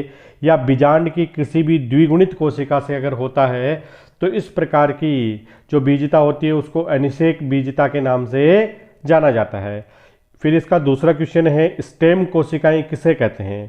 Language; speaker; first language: Hindi; native; Hindi